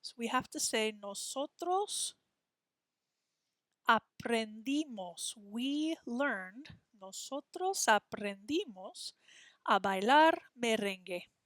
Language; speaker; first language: Spanish; non-native, fluent; English